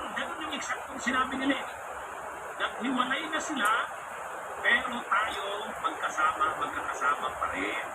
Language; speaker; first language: Filipino; non-native, local second language; Bikol